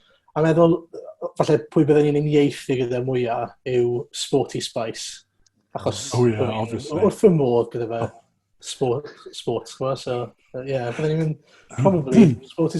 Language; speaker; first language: Welsh; native; Welsh